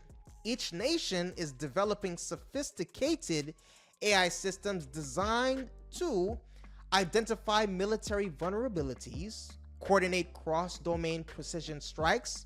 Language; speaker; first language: English; native; English